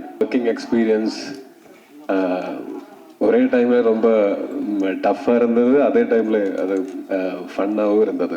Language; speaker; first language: Tamil; non-native, learner; Malayalam